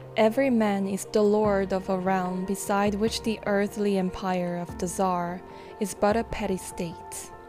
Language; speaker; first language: English; non-native, fluent; Korean